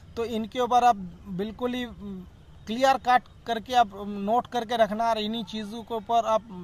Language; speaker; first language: Hindi; non-native, local second language; Bangla